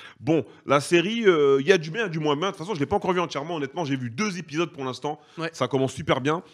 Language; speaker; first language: French; native; French